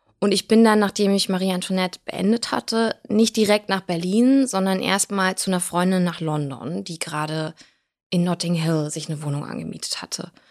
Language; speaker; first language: German; early bilingual, other home language; Russian